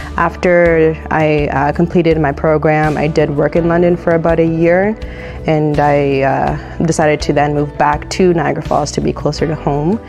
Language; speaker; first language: English; native; English